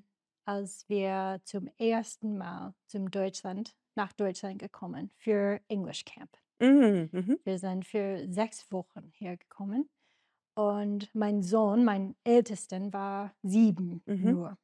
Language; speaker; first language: German; non-native, learner; English